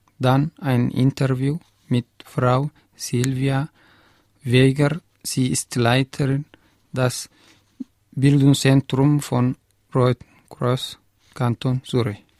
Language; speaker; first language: German; non-native, learner; Tigrinya